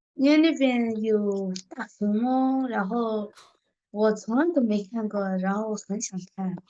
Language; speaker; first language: Chinese; early bilingual, heritage; Chinese